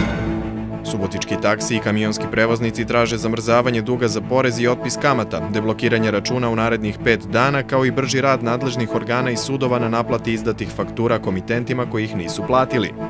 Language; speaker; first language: Serbian; native; Serbian